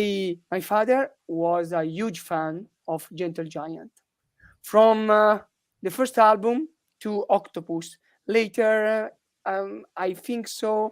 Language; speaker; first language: English; non-native, learner; Italian